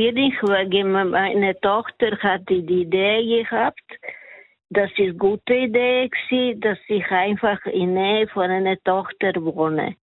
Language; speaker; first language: German; non-native, learner; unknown